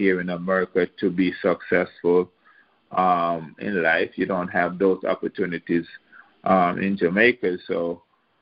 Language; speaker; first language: English; non-native, local second language; Jamaican Creole English